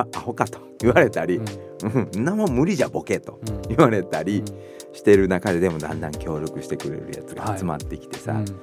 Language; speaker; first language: Japanese; native; Japanese